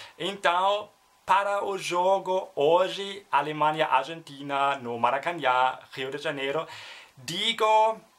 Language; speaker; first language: Portuguese; non-native, learner; German